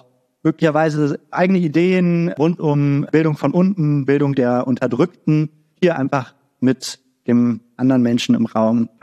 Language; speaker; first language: German; native; German